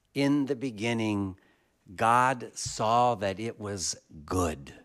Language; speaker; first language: English; native; English